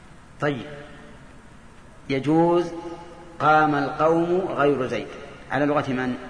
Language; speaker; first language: Arabic; native; Arabic